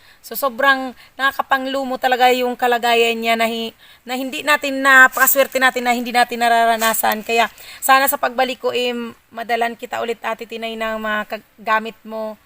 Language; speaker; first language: Filipino; non-native, local second language; Bikol